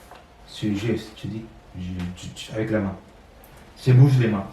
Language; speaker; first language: French; non-native, learner; Sinhala